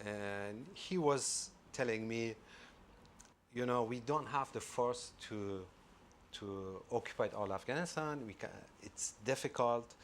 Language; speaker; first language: English; non-native, fluent; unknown